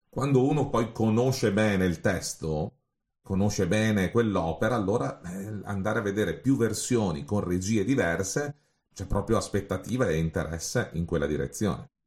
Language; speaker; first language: Italian; native; Italian